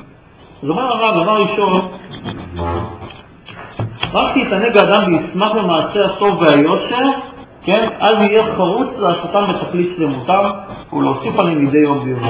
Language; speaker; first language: Hebrew; native; Hebrew